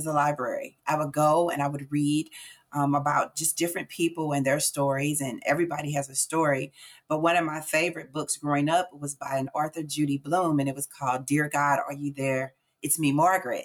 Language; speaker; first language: English; native; English